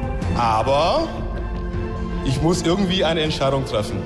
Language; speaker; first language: German; non-native, fluent; English